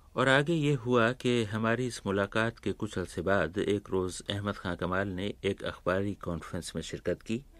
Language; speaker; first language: Urdu; native; Urdu